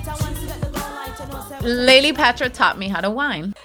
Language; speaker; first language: English; native; English